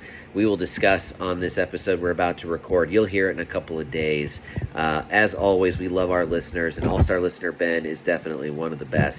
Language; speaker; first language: English; native; English